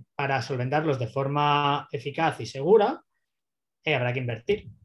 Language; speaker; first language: Spanish; native; Spanish